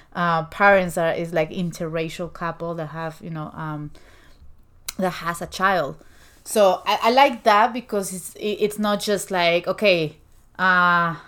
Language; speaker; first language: English; non-native, fluent; Spanish